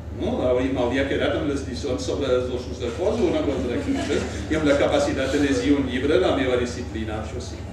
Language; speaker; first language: Catalan; non-native, fluent; German